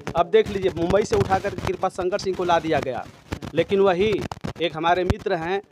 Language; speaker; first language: Hindi; native; Hindi